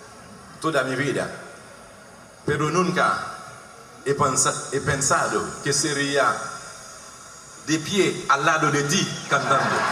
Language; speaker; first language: Spanish; non-native, learner; Haitian Creole